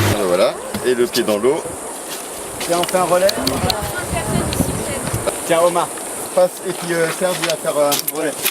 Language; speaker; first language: French; native; French